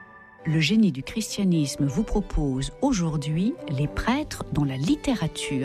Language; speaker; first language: French; native; French